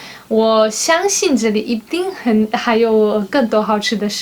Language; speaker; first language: Chinese; non-native, fluent; Polish